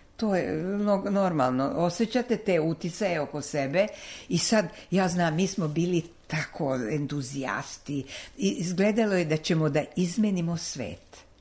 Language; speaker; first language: Serbian; non-native, local second language; Slovak